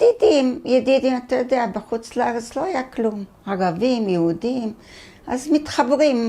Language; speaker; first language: Hebrew; early bilingual, other home language; Arabic